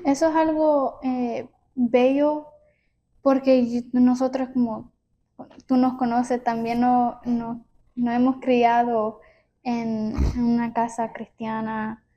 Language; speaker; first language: Spanish; early bilingual, heritage; Spanish